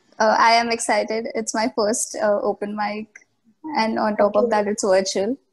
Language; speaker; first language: English; non-native, local second language; Hindi